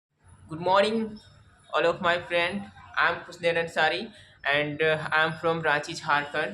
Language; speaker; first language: English; non-native, learner; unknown